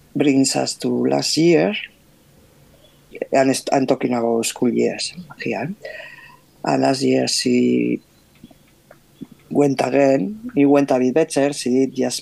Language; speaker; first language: English; non-native, fluent; Spanish